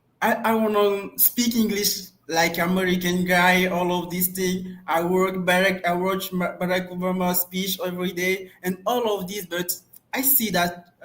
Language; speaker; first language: English; non-native, learner; French